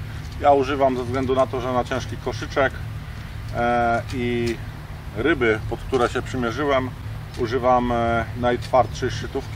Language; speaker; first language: Polish; native; Polish